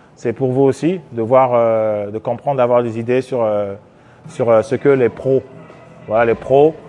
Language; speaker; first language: French; non-native, local second language; Sango